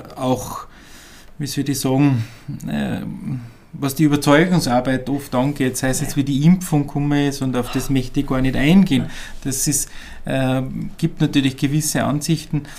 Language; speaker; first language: German; native; German